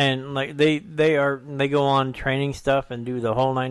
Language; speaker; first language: English; native; English